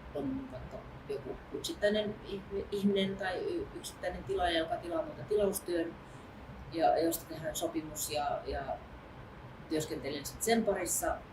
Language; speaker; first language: Finnish; native; Finnish